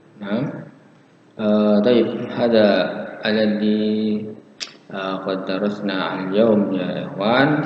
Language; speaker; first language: Arabic; non-native, fluent; Indonesian